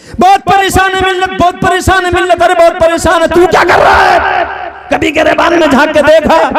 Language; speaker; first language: Hindi; native; Hindi